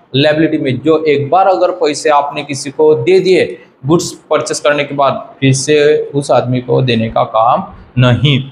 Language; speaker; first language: Hindi; non-native, local second language; Marathi